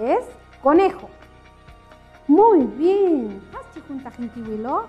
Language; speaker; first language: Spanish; non-native, local second language; Kʼicheʼ